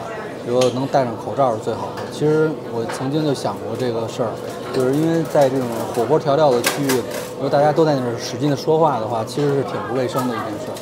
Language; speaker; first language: Chinese; native; Chinese